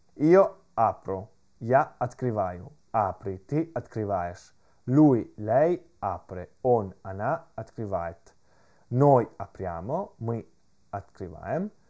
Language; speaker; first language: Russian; non-native, fluent; Italian